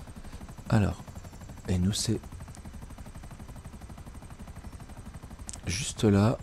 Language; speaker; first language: French; native; French